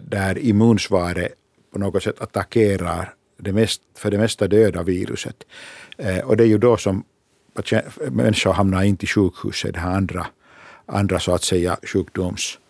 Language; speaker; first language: Swedish; non-native, local second language; Finnish